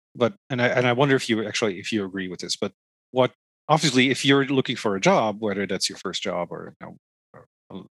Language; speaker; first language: English; non-native, fluent; Dutch